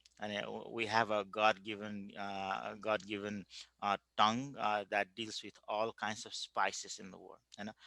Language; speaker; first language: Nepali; native; Nepali